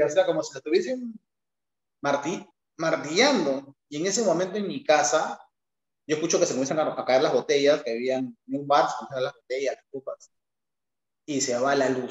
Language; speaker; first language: Spanish; native; Spanish